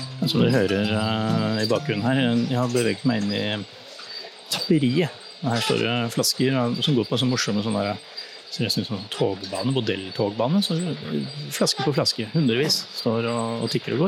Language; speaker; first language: Norwegian; native; Norwegian